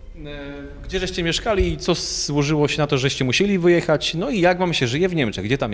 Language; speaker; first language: Polish; native; Polish